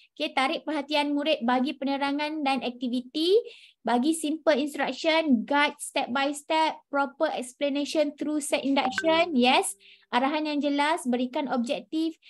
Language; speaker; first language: Malay; native; Malay